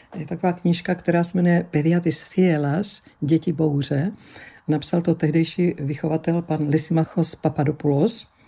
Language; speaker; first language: Czech; early bilingual, other home language; Greek